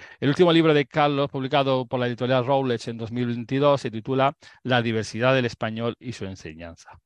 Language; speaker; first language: Spanish; native; Spanish